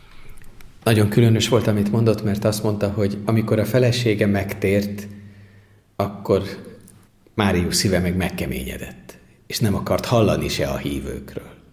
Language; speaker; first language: Hungarian; native; Hungarian